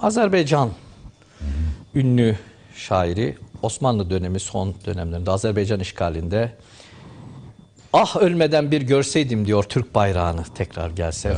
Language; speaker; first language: Turkish; native; Turkish